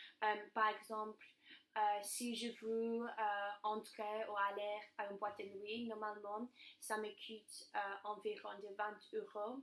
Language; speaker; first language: French; non-native, learner; English